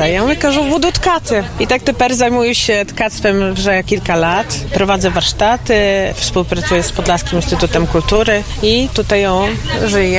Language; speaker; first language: Polish; non-native, local second language; Ukrainian